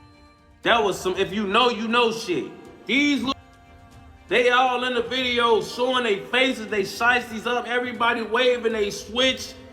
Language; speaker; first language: English; native; English